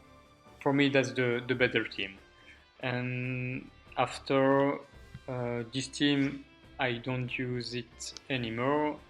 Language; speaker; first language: English; non-native, learner; French